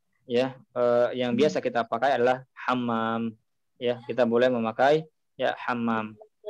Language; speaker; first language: Indonesian; native; Indonesian